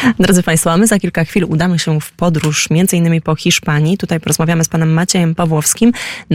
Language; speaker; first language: Polish; native; Polish